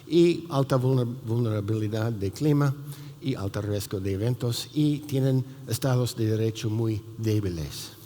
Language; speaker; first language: Spanish; non-native, fluent; English